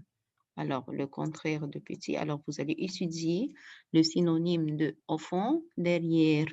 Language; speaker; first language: French; non-native, fluent; Arabic